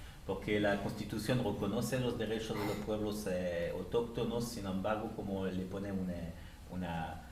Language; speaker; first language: Spanish; native; Spanish